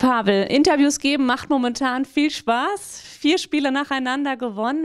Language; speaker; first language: German; native; German